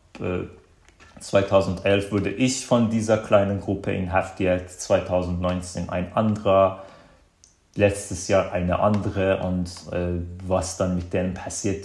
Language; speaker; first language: German; non-native, fluent; Azerbaijani